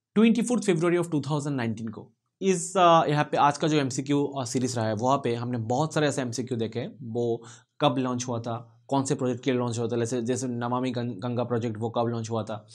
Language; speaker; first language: Hindi; non-native, local second language; Bangla